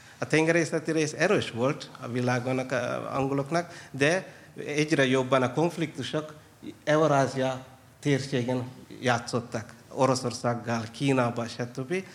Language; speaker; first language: Hungarian; non-native, fluent; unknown